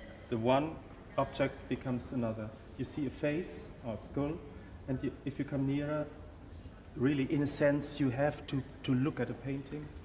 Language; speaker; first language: English; non-native, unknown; German